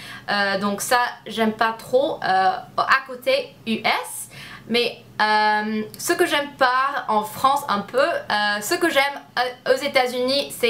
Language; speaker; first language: French; non-native, learner; English